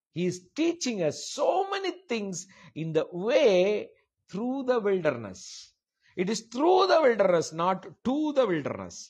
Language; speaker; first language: English; non-native, local second language; Tamil